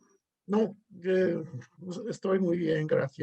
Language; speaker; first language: Spanish; non-native, fluent; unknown